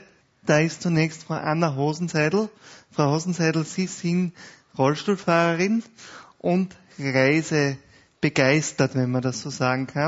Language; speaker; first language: German; native; German